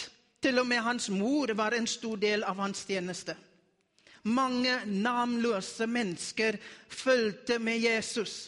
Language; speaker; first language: Norwegian; non-native, learner; Afrikaans